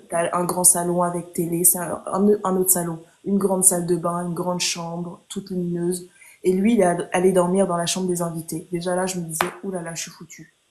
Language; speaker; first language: French; early bilingual, other home language; Haitian Creole